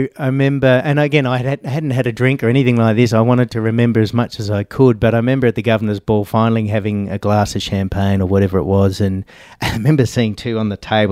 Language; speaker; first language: English; native; English